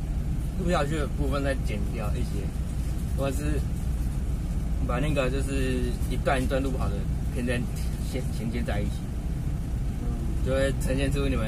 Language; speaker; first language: Chinese; native; Chinese